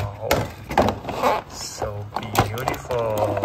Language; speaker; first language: English; non-native, learner; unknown